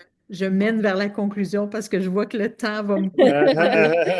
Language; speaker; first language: French; native; French